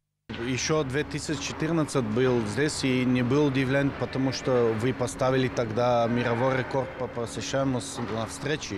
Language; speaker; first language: Russian; non-native, learner; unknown